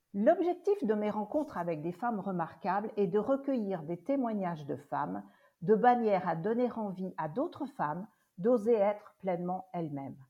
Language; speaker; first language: French; native; French